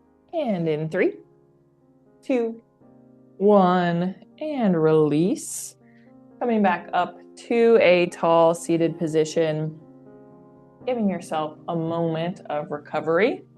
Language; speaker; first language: English; native; English